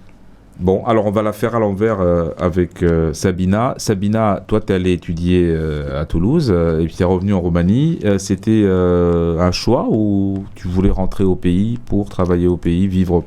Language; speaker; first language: French; native; French